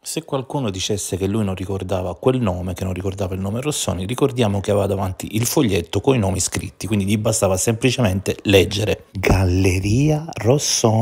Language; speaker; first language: Italian; native; Italian